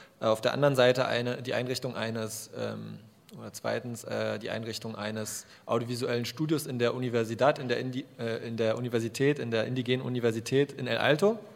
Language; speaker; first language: German; native; German